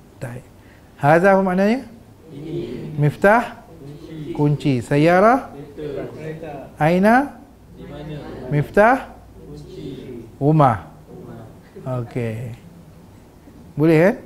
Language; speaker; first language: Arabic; non-native, fluent; Malay